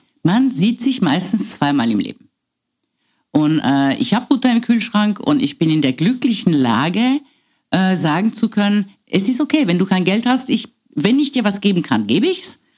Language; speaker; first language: German; non-native, fluent; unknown